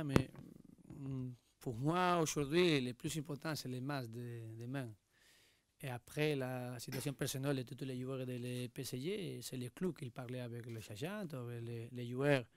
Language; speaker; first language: French; non-native, learner; Spanish